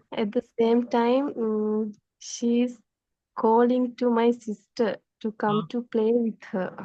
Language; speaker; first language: English; non-native, learner; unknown